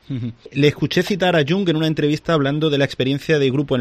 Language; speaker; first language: Spanish; native; Spanish